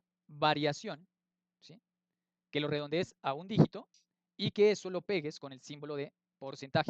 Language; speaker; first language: Spanish; native; Spanish